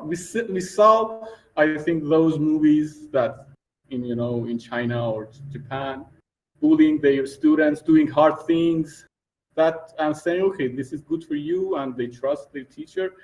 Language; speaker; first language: English; non-native, fluent; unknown